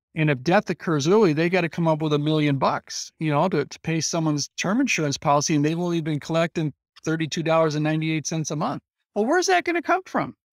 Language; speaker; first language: English; native; English